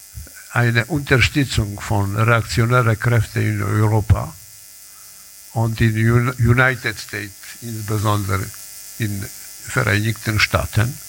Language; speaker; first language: German; non-native, learner; Polish